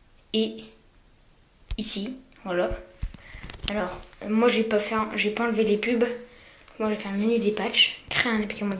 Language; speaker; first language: French; native; French